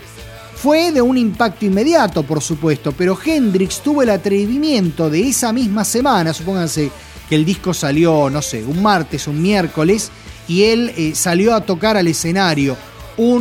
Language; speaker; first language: Spanish; native; Spanish